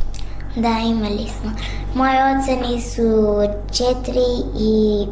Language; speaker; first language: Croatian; non-native, learner; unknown